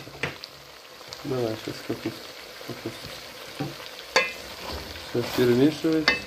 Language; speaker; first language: Russian; non-native, learner; Uzbek